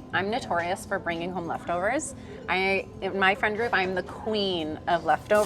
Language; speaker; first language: English; native; English